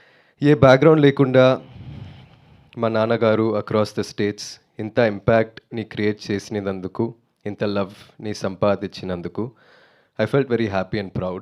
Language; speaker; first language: Telugu; non-native, local second language; Tamil